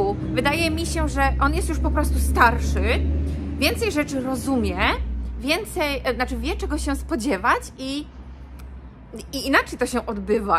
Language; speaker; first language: Polish; native; Polish